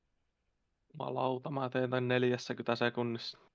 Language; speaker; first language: Finnish; native; Finnish